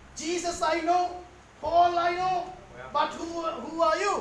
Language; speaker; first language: English; non-native, local second language; Sinhala